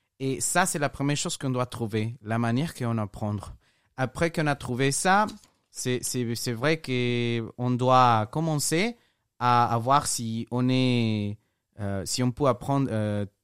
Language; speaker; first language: French; non-native, learner; Spanish